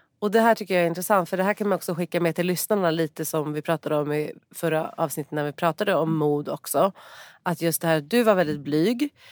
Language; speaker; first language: Swedish; native; Swedish